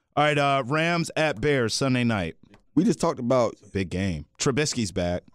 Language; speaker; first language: English; native; English